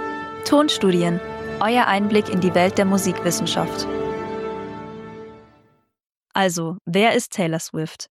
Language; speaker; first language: German; native; German